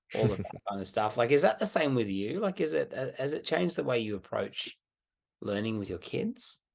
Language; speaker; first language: English; native; English